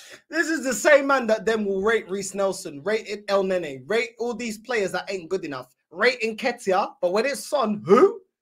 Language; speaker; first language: English; early bilingual, other home language; Portuguese